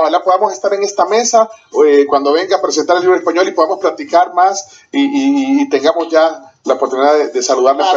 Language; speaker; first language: Spanish; native; Spanish